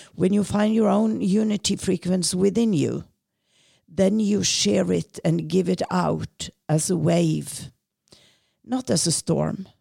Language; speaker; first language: English; non-native, fluent; Norwegian